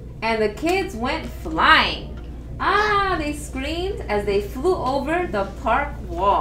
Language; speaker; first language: English; early bilingual, other home language; Spanish